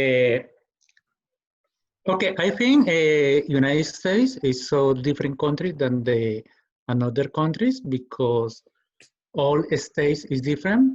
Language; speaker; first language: English; non-native, learner; Spanish